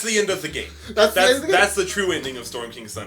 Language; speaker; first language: English; native; English